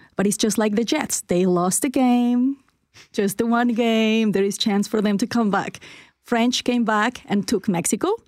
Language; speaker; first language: English; non-native, fluent; Spanish